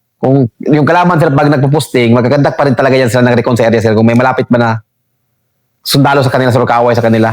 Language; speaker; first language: Filipino; non-native, local second language; Cebuano